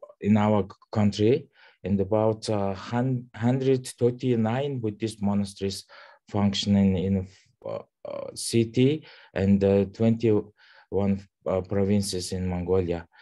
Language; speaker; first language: English; non-native, learner; Mongolian